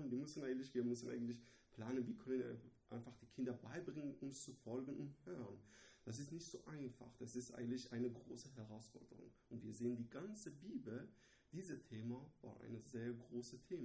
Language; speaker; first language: German; non-native, learner; Persian